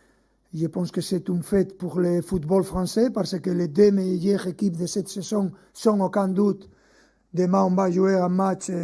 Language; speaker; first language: French; non-native, fluent; Spanish